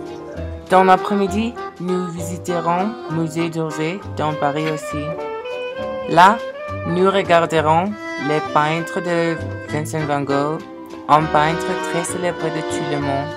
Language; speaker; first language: French; non-native, learner; English